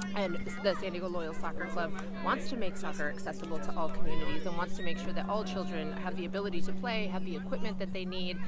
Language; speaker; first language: English; early bilingual, other home language; Spanish